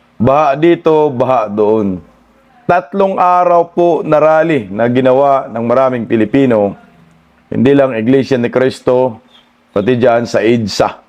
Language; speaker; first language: Filipino; non-native, local second language; Cebuano